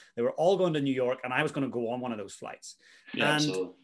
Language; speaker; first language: English; native; English